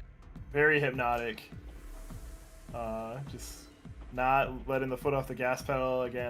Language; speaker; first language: English; native; English